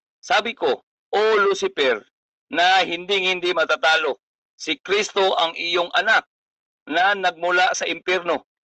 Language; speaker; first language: Filipino; non-native, local second language; Cebuano